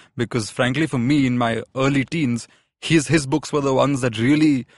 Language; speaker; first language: English; non-native, local second language; Malayalam